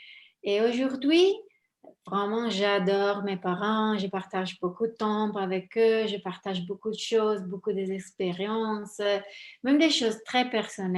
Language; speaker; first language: French; non-native, fluent; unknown